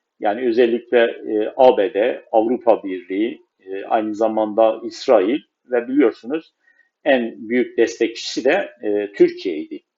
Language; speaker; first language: Turkish; non-native, local second language; Kurdish